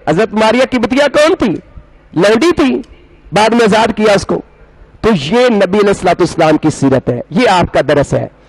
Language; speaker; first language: Urdu; non-native, local second language; Punjabi